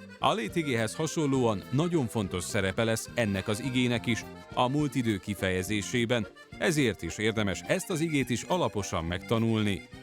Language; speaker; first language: Hungarian; native; Hungarian